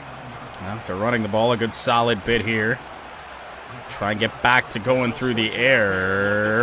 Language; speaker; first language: English; native; English